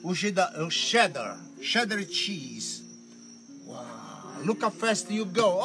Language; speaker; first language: English; non-native, learner; Italian